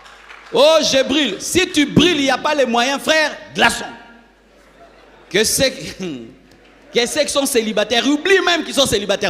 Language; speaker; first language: French; non-native, local second language; Lingala